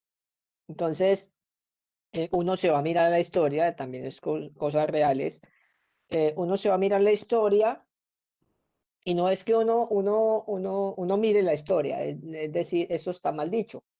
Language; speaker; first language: Spanish; native; Spanish